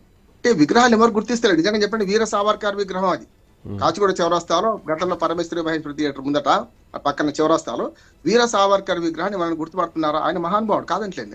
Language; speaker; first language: Telugu; native; Telugu